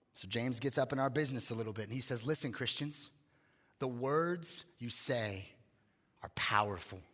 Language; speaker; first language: English; native; English